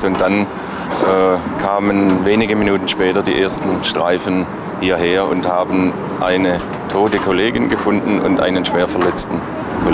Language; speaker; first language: German; native; German